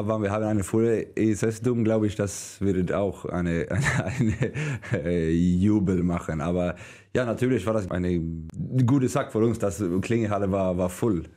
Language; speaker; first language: German; non-native, learner; Swedish